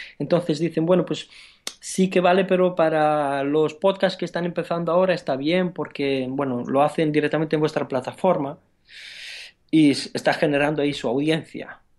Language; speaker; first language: Spanish; non-native, fluent; Romanian